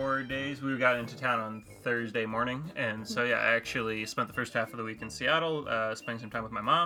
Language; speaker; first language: English; native; English